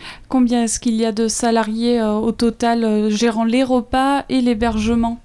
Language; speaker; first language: French; native; French